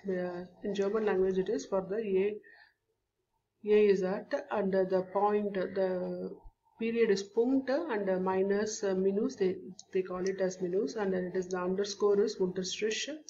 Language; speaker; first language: English; non-native, local second language; Tamil